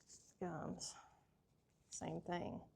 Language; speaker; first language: English; native; English